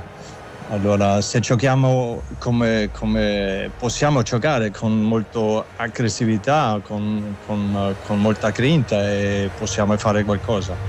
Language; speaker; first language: Italian; non-native, fluent; German